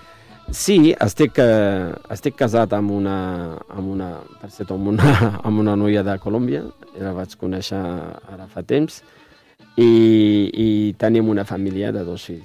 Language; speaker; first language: Catalan; non-native, fluent; Arabic